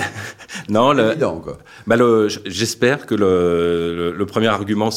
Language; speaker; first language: French; native; French